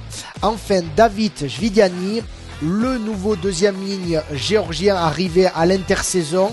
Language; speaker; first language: French; native; French